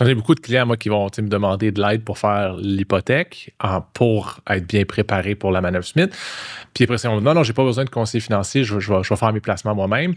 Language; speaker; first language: French; native; French